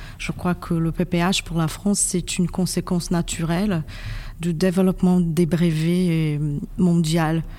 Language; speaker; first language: French; non-native, fluent; Portuguese